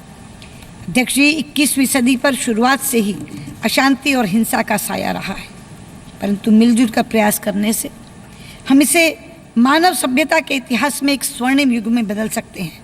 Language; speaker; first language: Hindi; native; Hindi